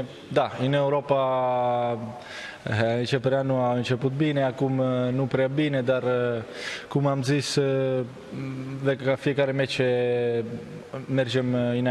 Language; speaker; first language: Romanian; non-native, learner; Italian